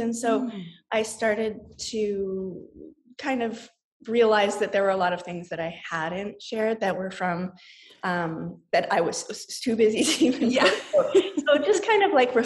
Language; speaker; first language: English; native; English